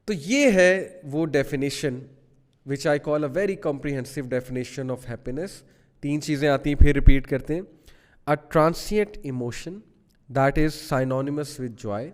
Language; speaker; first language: Urdu; native; Urdu